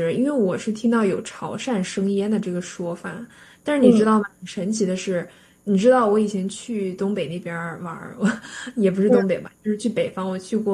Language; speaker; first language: Chinese; native; Chinese